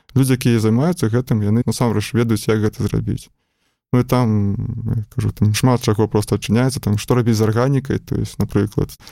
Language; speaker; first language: Belarusian; non-native, local second language; Russian